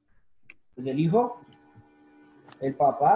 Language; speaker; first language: Spanish; native; Spanish